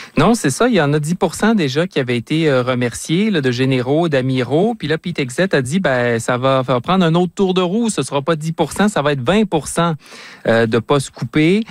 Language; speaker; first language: French; native; French